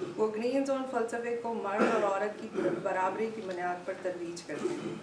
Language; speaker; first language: Urdu; native; Urdu